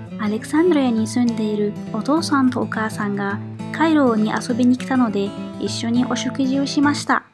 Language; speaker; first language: Japanese; non-native, fluent; Arabic